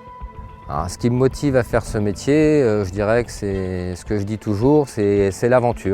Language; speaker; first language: French; native; French